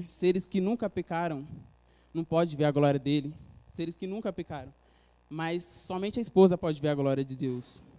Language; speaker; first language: Portuguese; native; Portuguese